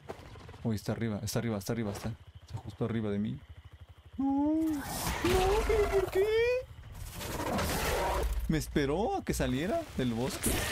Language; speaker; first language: Spanish; native; Spanish